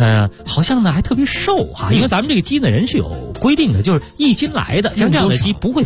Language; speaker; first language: Chinese; native; Chinese